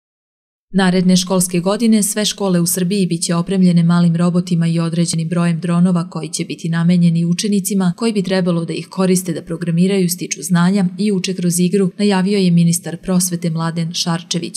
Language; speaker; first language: Serbian; native; Serbian